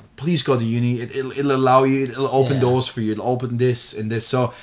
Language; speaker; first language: English; non-native, fluent; German